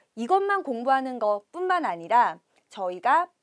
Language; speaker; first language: Korean; native; Korean